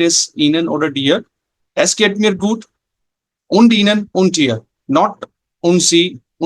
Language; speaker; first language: German; non-native, fluent; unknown